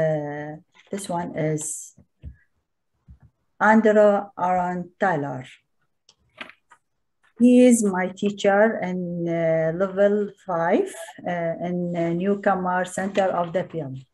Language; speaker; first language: English; non-native, learner; Arabic